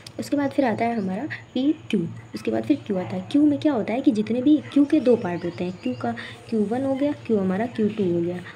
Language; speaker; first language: Hindi; native; Hindi